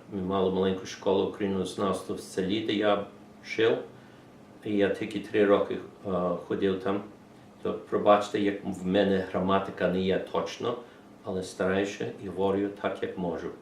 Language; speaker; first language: Ukrainian; early bilingual, heritage; English